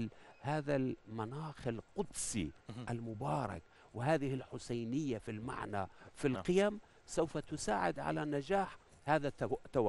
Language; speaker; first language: Arabic; non-native, fluent; Persian